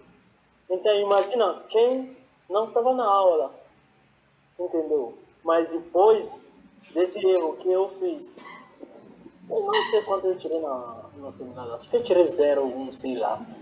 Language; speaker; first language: Portuguese; non-native, fluent; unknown